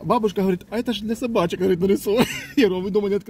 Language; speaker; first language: Russian; native; Russian